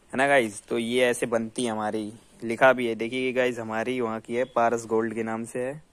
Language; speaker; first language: Hindi; native; Hindi